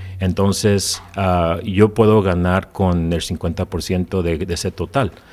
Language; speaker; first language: Spanish; early bilingual, heritage; Spanish